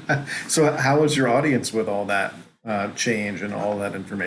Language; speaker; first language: English; native; English